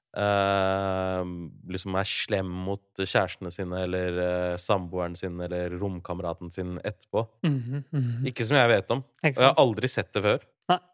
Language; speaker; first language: Norwegian; early bilingual, other home language; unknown